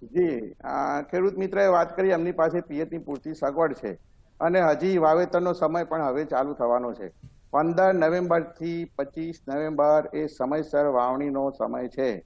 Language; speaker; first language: Gujarati; native; Gujarati